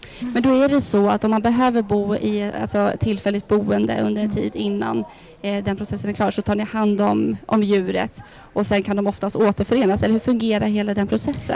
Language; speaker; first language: Swedish; native; Swedish